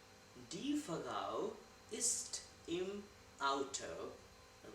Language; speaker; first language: German; non-native, learner; Hindi